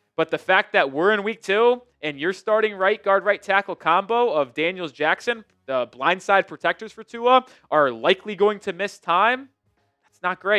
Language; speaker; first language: English; native; English